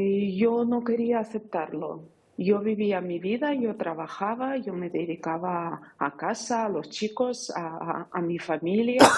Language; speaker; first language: Spanish; non-native, fluent; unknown